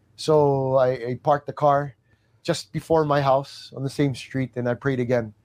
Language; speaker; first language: English; native; English